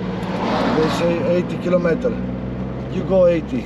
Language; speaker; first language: English; non-native, learner; Greek